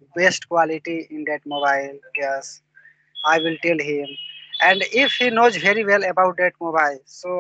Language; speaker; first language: English; non-native, local second language; Hindi